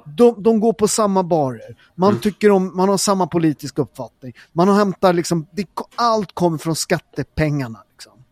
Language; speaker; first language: Swedish; early bilingual, other home language; Italian